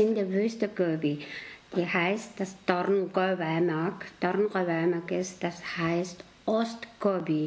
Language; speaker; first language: German; non-native, learner; Mongolian